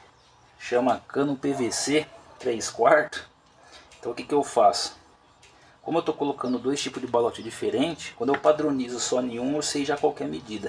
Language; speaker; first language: Portuguese; native; Portuguese